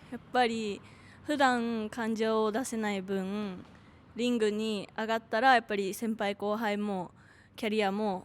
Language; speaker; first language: Japanese; native; Japanese